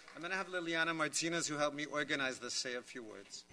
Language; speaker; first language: English; native; English